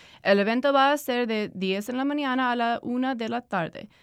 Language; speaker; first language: Spanish; non-native, learner; English